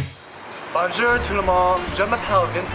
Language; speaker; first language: French; non-native, learner; English